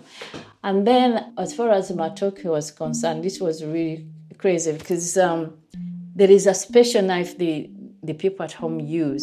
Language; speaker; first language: English; non-native, local second language; Ganda